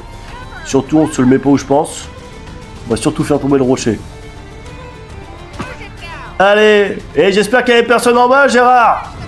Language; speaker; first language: French; native; French